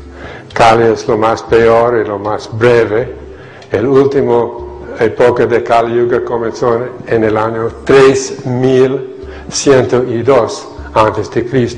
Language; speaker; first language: Spanish; non-native, fluent; English